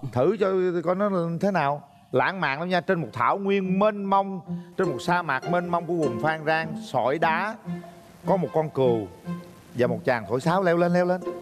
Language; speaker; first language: Vietnamese; native; Vietnamese